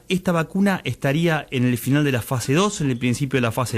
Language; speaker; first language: Spanish; native; Spanish